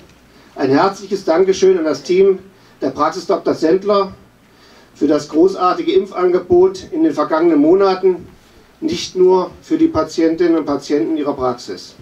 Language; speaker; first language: German; native; German